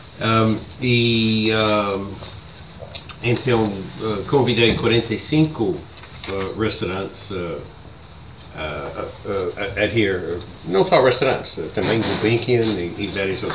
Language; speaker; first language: Portuguese; non-native, learner; English